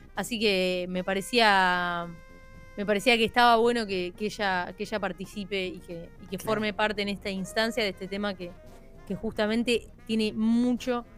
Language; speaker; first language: Spanish; native; Spanish